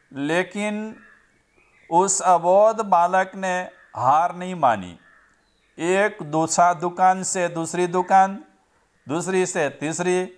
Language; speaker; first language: Hindi; non-native, local second language; Gujarati